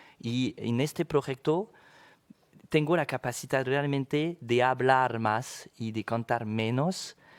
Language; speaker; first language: Spanish; non-native, fluent; French